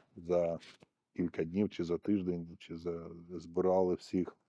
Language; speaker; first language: Ukrainian; native; Ukrainian